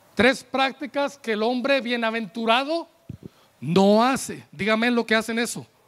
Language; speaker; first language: Spanish; native; Spanish